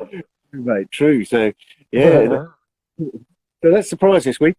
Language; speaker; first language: English; native; English